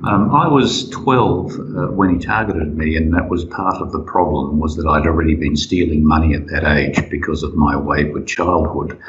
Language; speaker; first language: English; native; English